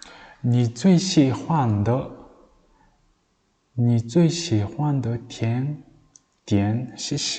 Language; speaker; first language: Chinese; non-native, fluent; Mongolian